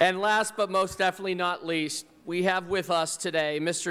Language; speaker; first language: English; early bilingual, other home language; Italian